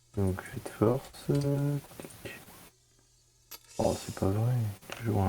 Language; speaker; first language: French; native; French